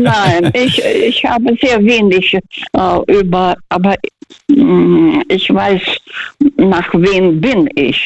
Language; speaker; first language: German; early bilingual, other home language; Russian